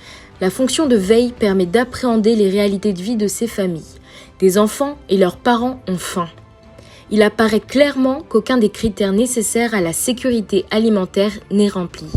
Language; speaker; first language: French; native; French